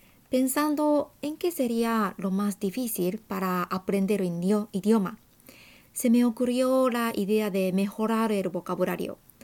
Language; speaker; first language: Spanish; non-native, fluent; Japanese